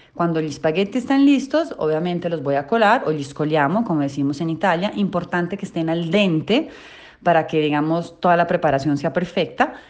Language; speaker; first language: Spanish; non-native, fluent; Italian